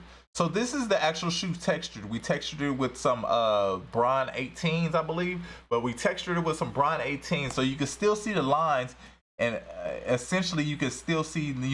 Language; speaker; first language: English; native; English